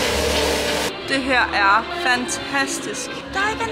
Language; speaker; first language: Danish; native; Danish